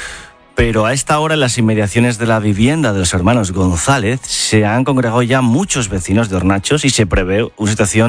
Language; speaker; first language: Spanish; native; Spanish